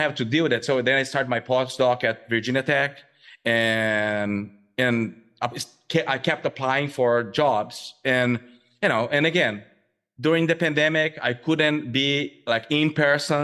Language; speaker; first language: English; non-native, fluent; Portuguese